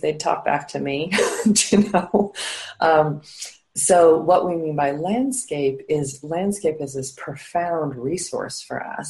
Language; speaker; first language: English; native; English